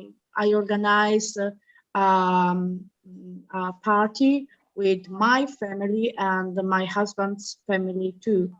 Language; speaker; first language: English; non-native, learner; Italian